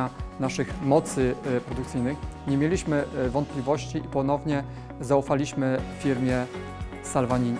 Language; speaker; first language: Polish; native; Polish